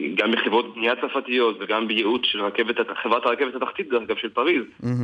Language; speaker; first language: Hebrew; native; Hebrew